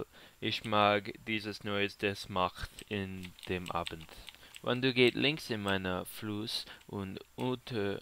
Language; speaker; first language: German; non-native, learner; English